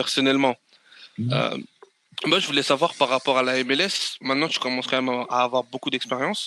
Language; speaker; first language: French; native; French